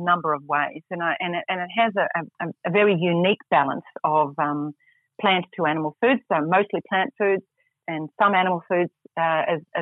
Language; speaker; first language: English; native; English